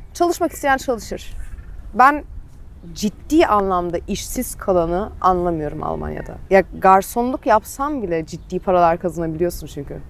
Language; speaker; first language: Turkish; early bilingual, heritage; Turkish